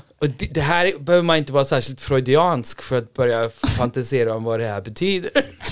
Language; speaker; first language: Swedish; non-native, fluent; Icelandic